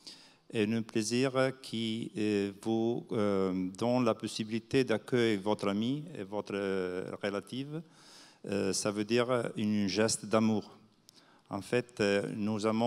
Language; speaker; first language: French; non-native, fluent; Italian